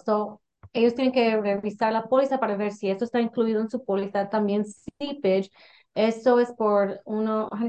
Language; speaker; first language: Spanish; early bilingual, heritage; English